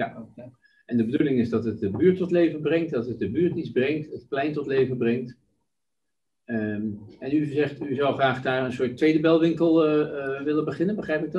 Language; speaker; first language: Dutch; native; Dutch